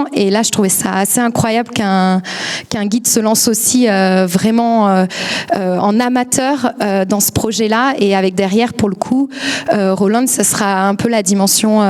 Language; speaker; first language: French; native; French